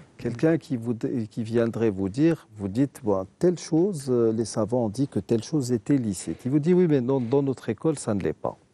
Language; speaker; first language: French; non-native, local second language; Arabic